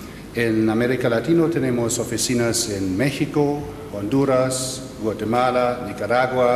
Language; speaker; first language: Spanish; non-native, fluent; German